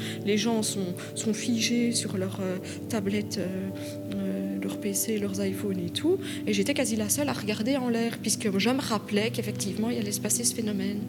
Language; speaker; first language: French; native; French